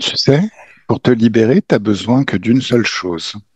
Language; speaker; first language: French; native; French